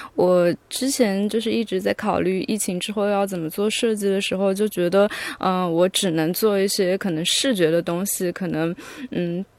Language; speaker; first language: Chinese; non-native, fluent; Japanese